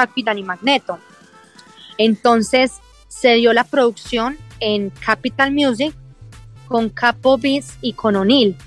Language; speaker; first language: Spanish; early bilingual, heritage; English